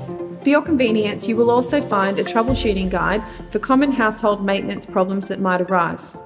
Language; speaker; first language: English; native; English